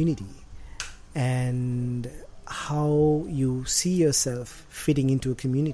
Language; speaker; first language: English; non-native, local second language; Sinhala